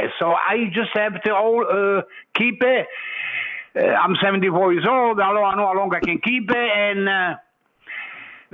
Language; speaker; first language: English; non-native, fluent; Italian